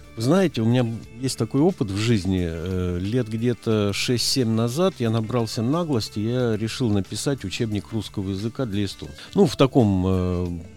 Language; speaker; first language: Russian; native; Russian